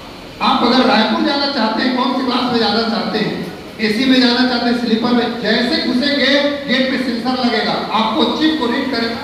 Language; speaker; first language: Hindi; native; Hindi